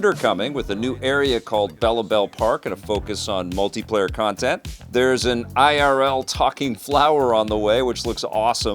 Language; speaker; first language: English; native; English